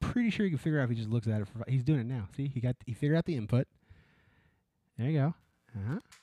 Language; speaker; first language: English; early bilingual, other home language; Spanish